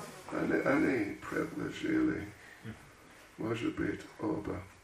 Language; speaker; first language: Russian; non-native, learner; English